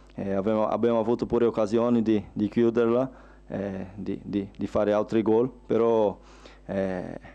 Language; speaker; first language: Italian; non-native, fluent; Portuguese